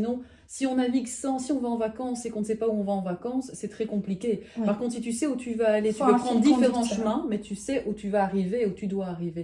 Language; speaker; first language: French; native; French